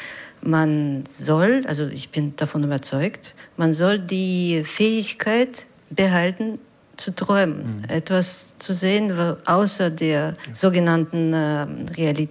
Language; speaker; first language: German; non-native, fluent; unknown